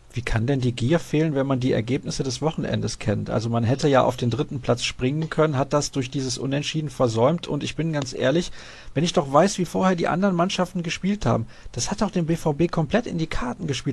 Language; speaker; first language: German; native; German